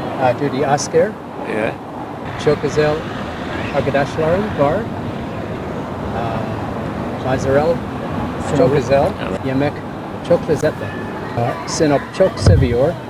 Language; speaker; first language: Turkish; non-native, learner; English